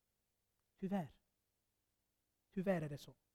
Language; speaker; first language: Swedish; non-native, fluent; Armenian